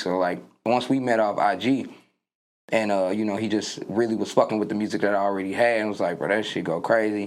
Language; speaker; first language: English; native; English